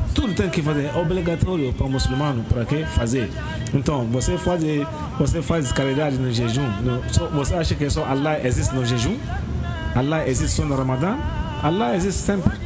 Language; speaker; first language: Portuguese; non-native, learner; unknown